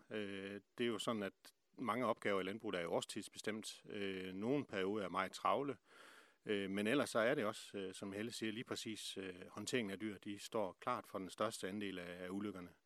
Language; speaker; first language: Danish; native; Danish